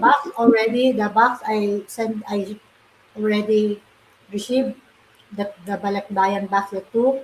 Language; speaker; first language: English; non-native, local second language; Filipino